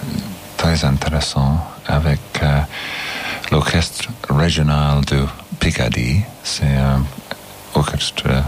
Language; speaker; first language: French; non-native, learner; English